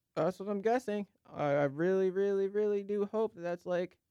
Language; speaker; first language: English; native; English